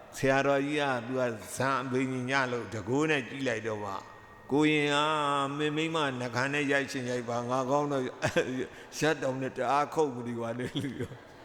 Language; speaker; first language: Burmese; native; Burmese